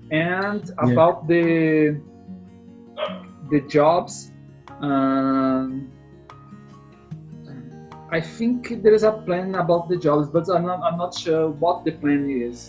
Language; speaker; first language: English; non-native, learner; Portuguese